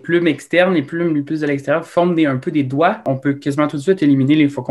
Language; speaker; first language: French; native; French